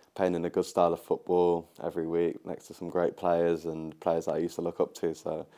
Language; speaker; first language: English; native; English